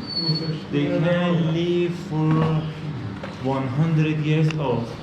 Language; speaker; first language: English; non-native, learner; Persian